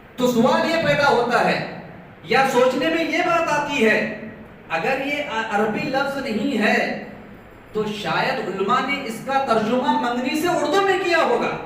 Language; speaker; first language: Urdu; native; Urdu